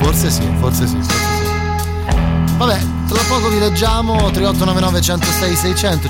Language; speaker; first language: Italian; native; Italian